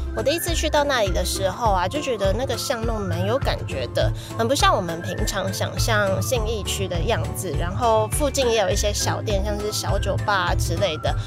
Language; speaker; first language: Chinese; native; Chinese